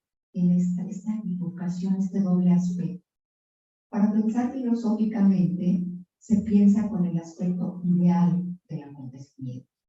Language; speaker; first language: Spanish; native; Spanish